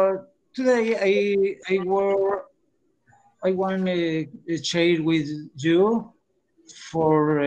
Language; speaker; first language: English; non-native, learner; Spanish